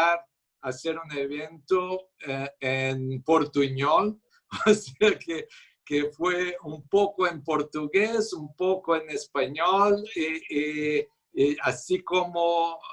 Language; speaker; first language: Spanish; non-native, fluent; Portuguese